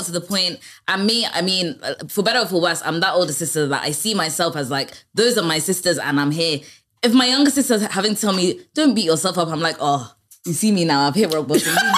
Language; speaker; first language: English; native; English